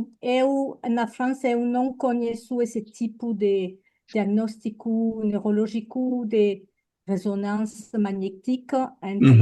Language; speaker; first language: Portuguese; non-native, fluent; French